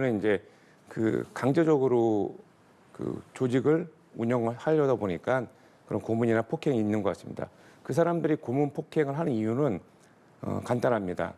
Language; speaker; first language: Korean; native; Korean